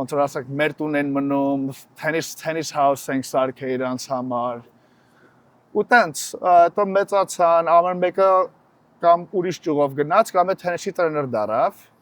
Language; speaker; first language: Armenian; early bilingual, heritage; Armenian